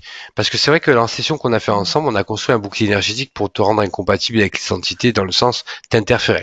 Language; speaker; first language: French; native; French